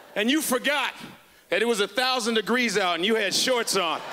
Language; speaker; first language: English; native; English